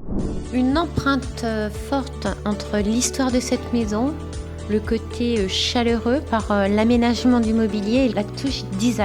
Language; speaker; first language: French; native; French